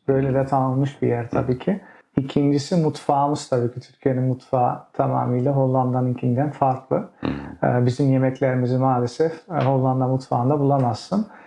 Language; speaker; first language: Turkish; early bilingual, heritage; Turkish